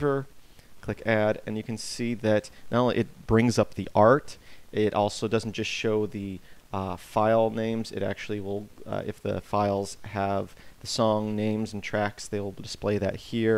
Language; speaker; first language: English; native; English